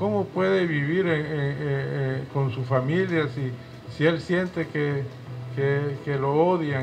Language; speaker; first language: Spanish; native; Spanish